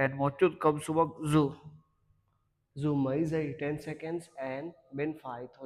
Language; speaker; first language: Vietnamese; non-native, learner; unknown